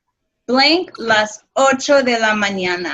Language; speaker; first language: Spanish; non-native, fluent; English